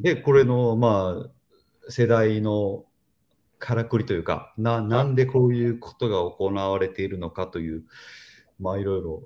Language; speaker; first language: Japanese; native; Japanese